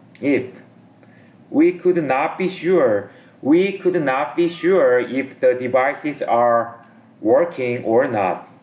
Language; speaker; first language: English; non-native, learner; Korean